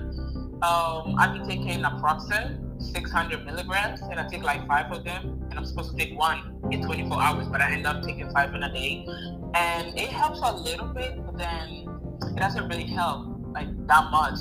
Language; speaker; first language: English; non-native, fluent; Italian